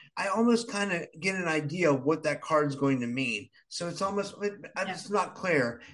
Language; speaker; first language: English; early bilingual, other home language; Arabic